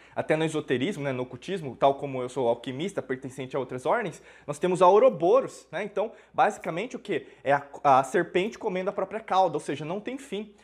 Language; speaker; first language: Portuguese; native; Portuguese